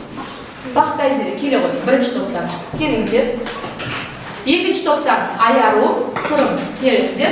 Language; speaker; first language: Kazakh; native; Kazakh